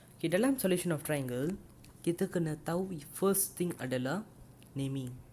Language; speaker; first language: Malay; non-native, local second language; Tamil